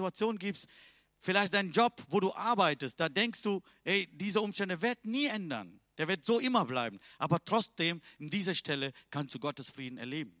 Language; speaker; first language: German; non-native, learner; Tamil